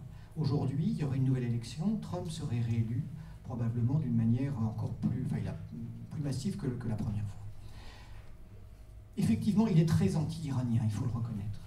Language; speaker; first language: French; native; French